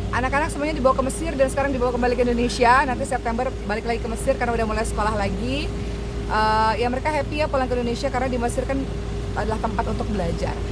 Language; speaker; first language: Indonesian; native; Indonesian